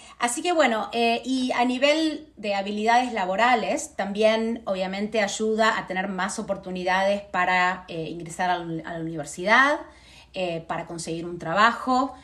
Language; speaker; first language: Spanish; native; Spanish